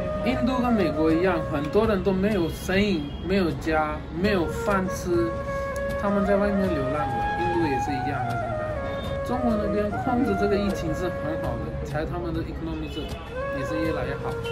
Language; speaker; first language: Chinese; non-native, fluent; Hindi